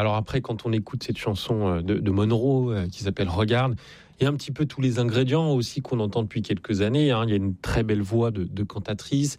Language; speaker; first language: French; native; French